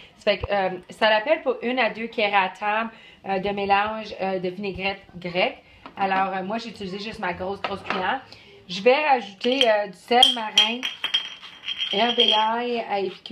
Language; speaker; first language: French; native; French